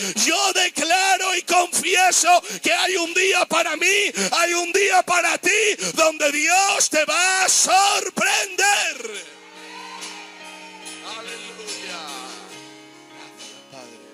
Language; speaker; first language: Spanish; native; Spanish